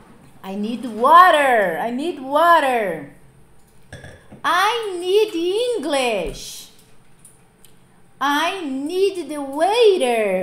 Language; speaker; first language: English; non-native, fluent; Portuguese